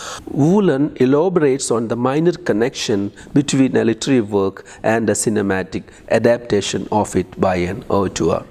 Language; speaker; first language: English; non-native, local second language; Malayalam